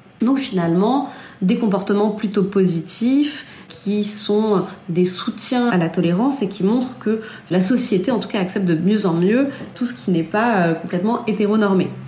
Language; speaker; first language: French; native; French